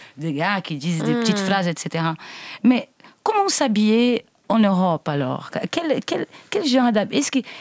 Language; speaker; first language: French; non-native, fluent; Portuguese